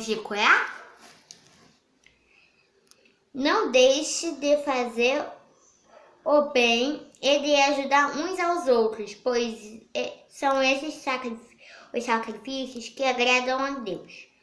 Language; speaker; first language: Portuguese; native; Portuguese